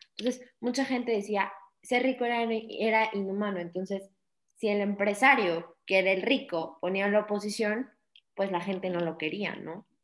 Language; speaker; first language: Spanish; native; Spanish